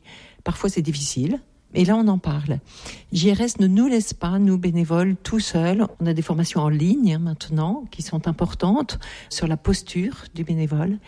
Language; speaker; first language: French; native; French